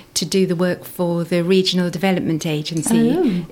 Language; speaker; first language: English; native; English